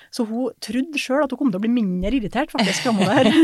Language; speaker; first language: Norwegian; native; Norwegian